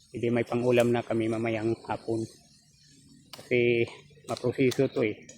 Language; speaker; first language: Filipino; non-native, local second language; Cebuano